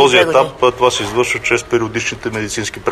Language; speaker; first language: Bulgarian; native; Bulgarian